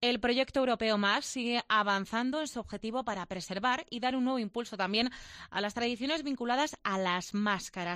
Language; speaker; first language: Spanish; native; Spanish